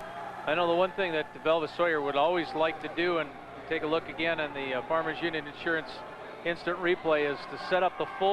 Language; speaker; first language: English; native; English